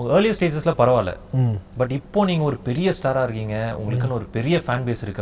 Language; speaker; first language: Tamil; native; Tamil